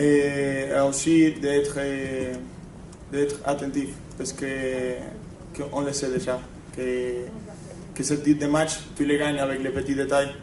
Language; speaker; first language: French; non-native, fluent; Spanish